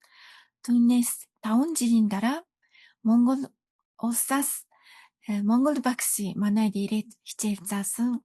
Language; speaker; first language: Mongolian; non-native, fluent; Japanese